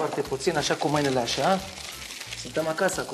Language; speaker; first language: Romanian; non-native, learner; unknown